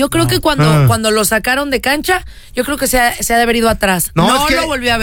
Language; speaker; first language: Spanish; native; Spanish